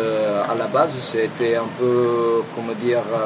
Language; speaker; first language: French; non-native, fluent; Italian